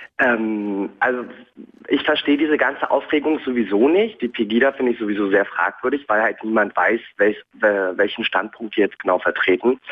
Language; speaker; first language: German; native; German